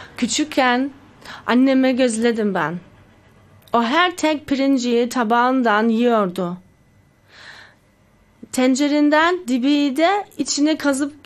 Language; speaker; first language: Turkish; early bilingual, heritage; Turkish